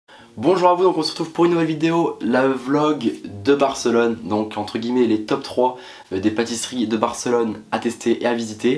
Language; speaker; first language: French; native; French